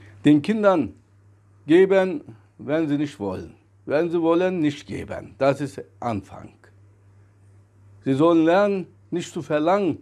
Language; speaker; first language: German; non-native, fluent; Turkish